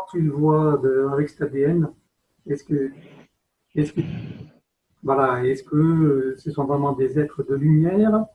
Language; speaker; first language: French; native; French